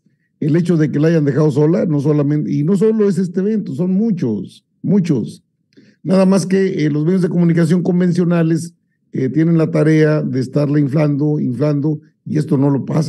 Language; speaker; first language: Spanish; native; Spanish